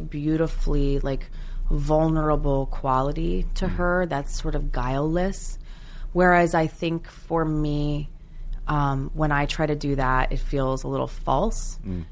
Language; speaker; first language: English; native; English